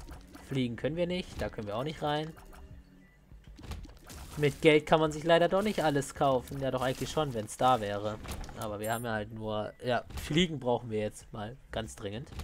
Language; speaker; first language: German; native; German